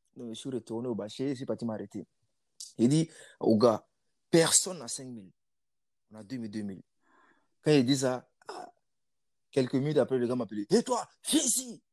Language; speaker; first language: French; non-native, local second language; Mossi